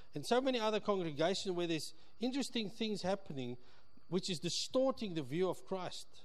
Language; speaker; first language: English; early bilingual, other home language; Afrikaans